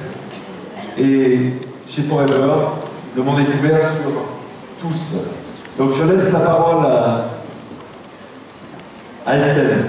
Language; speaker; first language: French; native; French